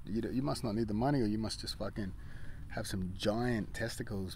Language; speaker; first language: English; native; English